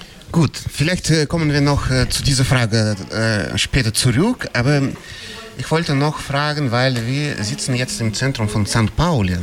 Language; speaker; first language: German; non-native, fluent; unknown